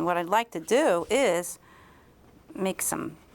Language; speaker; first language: English; native; English